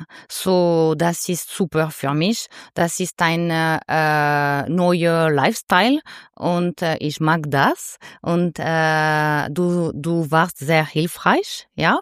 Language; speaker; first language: German; non-native, learner; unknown